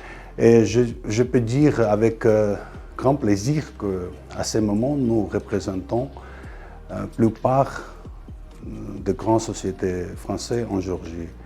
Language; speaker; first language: French; non-native, fluent; Georgian